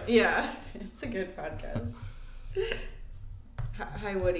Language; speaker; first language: English; native; English